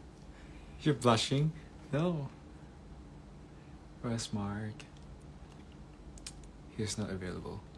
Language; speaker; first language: English; non-native, learner; Thai